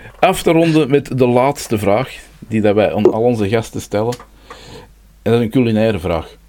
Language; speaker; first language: Dutch; native; Dutch